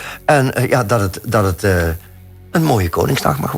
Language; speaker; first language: Dutch; native; Dutch